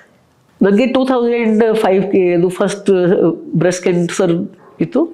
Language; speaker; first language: Kannada; non-native, local second language; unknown